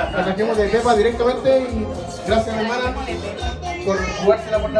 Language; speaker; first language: Spanish; native; Spanish